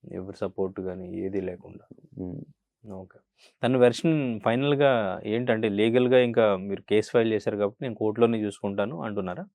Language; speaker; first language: Telugu; native; Telugu